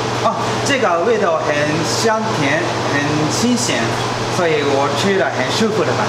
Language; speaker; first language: Chinese; non-native, learner; Japanese